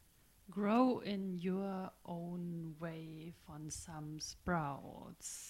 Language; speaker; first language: German; native; German